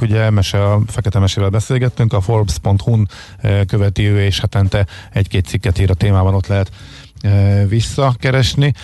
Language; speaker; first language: Hungarian; native; Hungarian